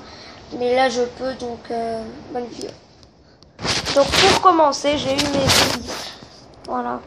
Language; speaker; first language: French; native; French